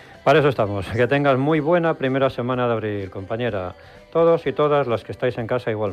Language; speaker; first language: Spanish; native; Spanish